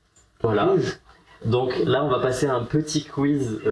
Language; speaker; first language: French; native; French